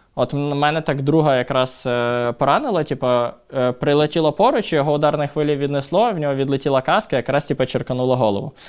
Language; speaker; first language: Ukrainian; non-native, local second language; Russian